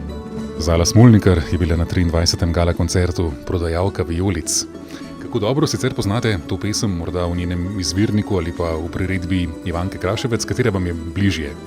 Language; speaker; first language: Slovenian; native; Slovenian